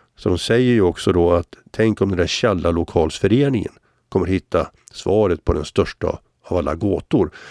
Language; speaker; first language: Swedish; native; Swedish